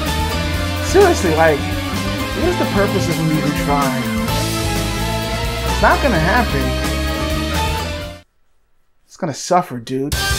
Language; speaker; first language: English; native; English